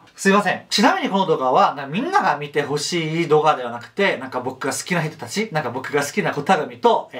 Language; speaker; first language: Japanese; non-native, fluent; Korean